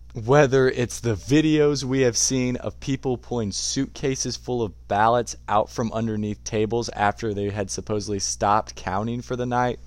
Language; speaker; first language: English; native; English